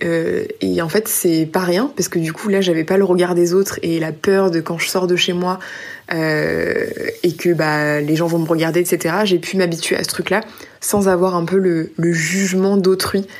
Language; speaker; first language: French; native; French